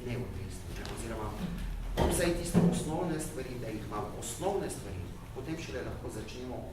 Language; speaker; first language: Slovenian; early bilingual, heritage; Arabic